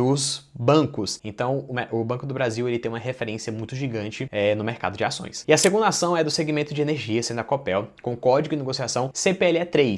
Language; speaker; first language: Portuguese; native; Portuguese